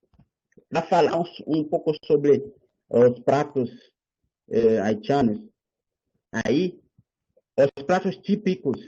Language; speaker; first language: Portuguese; non-native, learner; Haitian Creole